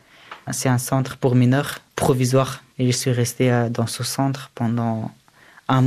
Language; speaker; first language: French; early bilingual, other home language; Persian